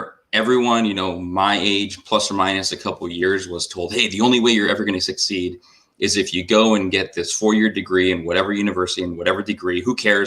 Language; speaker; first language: English; native; English